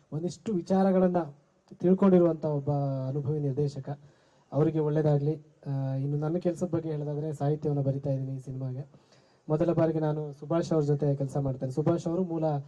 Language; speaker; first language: Kannada; native; Kannada